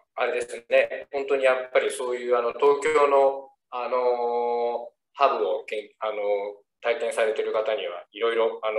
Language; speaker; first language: Japanese; native; Japanese